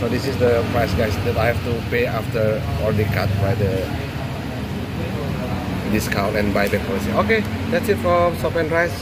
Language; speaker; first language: English; non-native, fluent; Indonesian